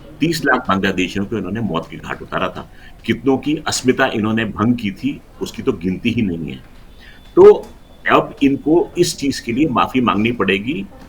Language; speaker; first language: Hindi; non-native, local second language; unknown